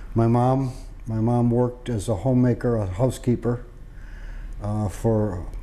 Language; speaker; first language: English; native; English